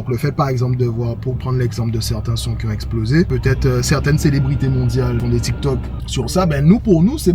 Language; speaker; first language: French; native; French